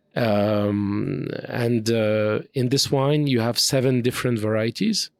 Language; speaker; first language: English; non-native, fluent; French